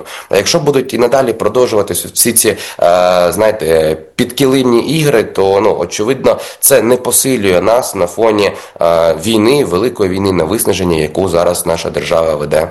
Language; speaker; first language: Ukrainian; native; Ukrainian